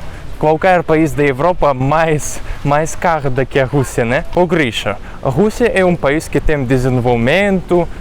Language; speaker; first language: Portuguese; non-native, fluent; Russian